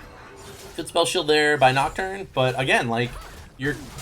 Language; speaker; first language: English; native; English